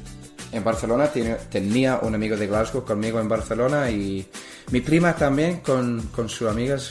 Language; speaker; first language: Spanish; non-native, learner; English